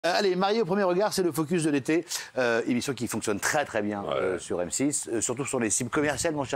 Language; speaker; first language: French; native; French